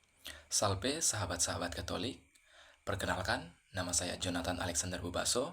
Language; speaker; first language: Indonesian; native; Indonesian